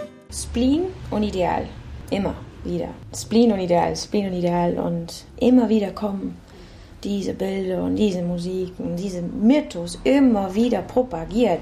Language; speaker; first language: German; non-native, fluent; Spanish